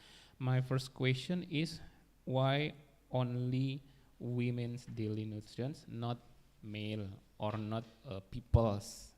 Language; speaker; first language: English; non-native, learner; Indonesian